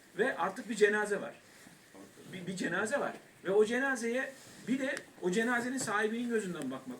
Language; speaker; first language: Turkish; native; Turkish